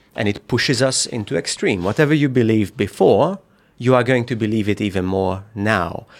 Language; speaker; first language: English; non-native, fluent; Hungarian